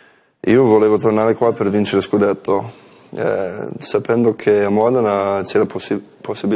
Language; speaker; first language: Italian; non-native, learner; English